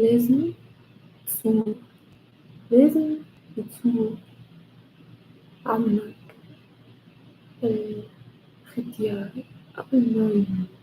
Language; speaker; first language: Arabic; non-native, learner; English